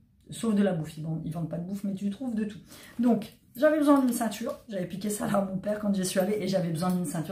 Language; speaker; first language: French; native; French